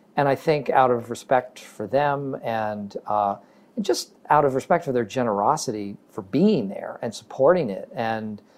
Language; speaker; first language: English; native; English